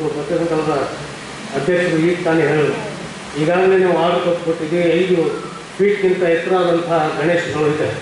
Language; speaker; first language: Kannada; native; Kannada